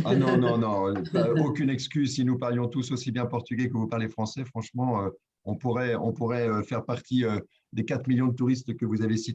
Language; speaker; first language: French; native; French